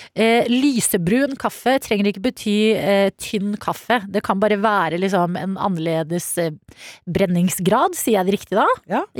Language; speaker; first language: Norwegian; native; Norwegian